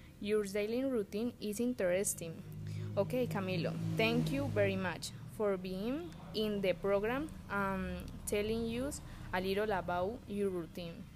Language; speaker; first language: English; non-native, learner; Spanish